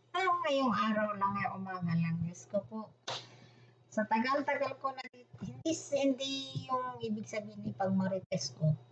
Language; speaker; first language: Filipino; non-native, local second language; Iloko